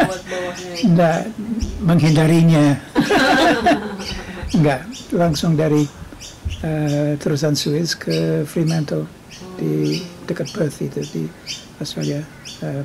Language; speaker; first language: Indonesian; non-native, fluent; English